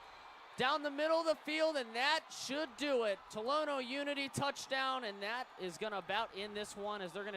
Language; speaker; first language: English; native; English